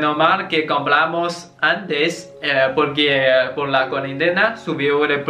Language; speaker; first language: Spanish; non-native, learner; Chinese